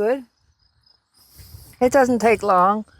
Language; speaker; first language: English; native; English